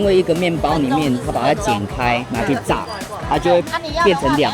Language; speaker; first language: Chinese; native; Chinese